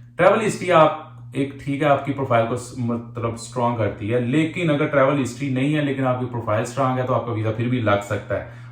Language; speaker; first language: Urdu; non-native, local second language; Punjabi